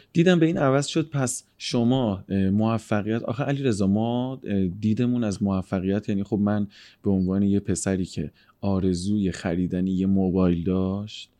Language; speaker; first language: Persian; native; Persian